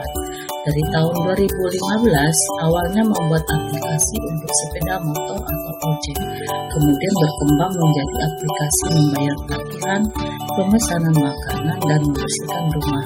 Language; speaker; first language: Indonesian; native; Indonesian